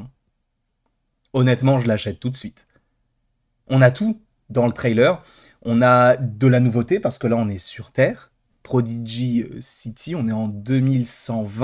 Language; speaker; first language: French; native; French